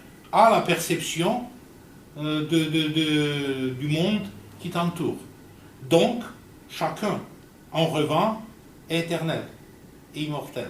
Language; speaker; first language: French; non-native, fluent; Romanian